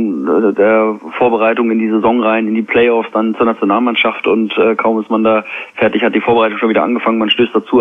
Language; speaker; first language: German; native; German